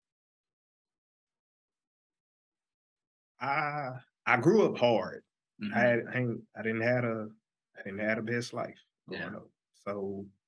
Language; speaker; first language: English; native; English